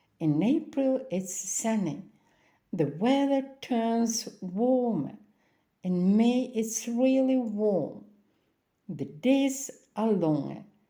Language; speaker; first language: English; non-native, fluent; Ukrainian